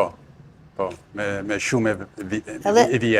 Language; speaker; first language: Albanian; non-native, learner; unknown